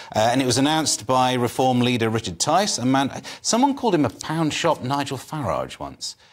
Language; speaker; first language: English; native; English